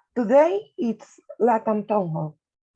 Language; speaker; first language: English; non-native, learner; Spanish